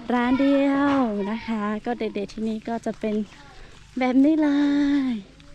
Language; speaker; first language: Thai; non-native, local second language; Lahu